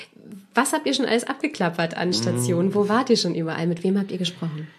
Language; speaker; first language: German; native; German